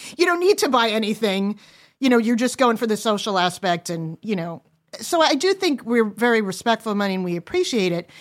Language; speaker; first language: English; native; English